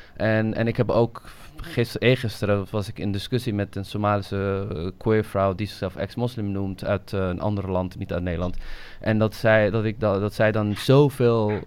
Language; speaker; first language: Dutch; early bilingual, other home language; Somali